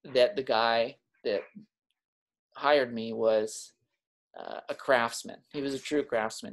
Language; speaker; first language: English; native; English